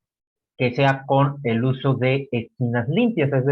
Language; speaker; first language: Spanish; native; Spanish